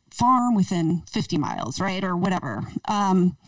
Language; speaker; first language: English; native; English